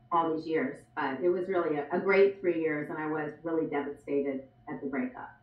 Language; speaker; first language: English; native; English